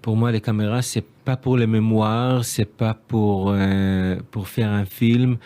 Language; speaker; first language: French; non-native, learner; Hebrew